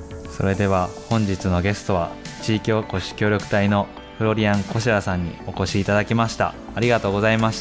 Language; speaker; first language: Japanese; native; Japanese